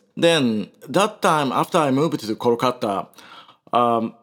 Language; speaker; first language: English; non-native, learner; Japanese